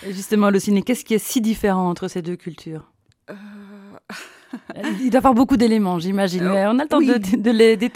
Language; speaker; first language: French; native; French